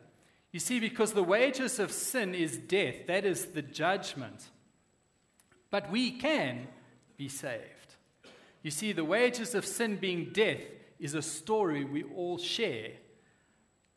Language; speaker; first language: English; native; English